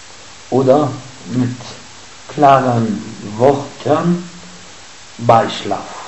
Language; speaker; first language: German; non-native, fluent; Arabic